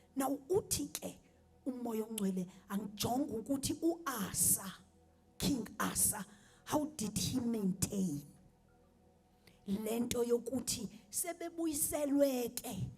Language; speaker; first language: Zulu; non-native, local second language; Xhosa